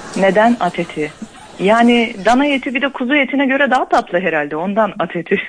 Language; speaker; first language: Turkish; non-native, fluent; Uzbek